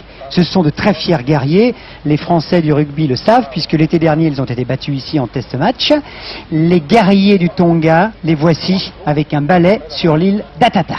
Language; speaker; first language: French; native; French